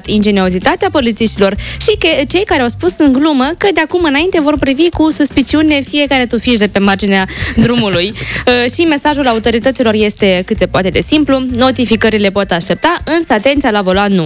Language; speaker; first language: Romanian; native; Romanian